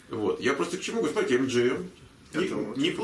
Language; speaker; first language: Russian; native; Russian